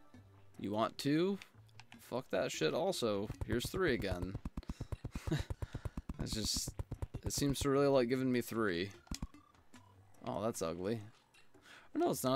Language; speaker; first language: English; native; English